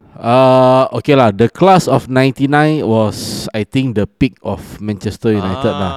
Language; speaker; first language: English; non-native, local second language; Malay